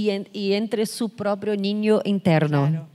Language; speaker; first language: Spanish; non-native, learner; Portuguese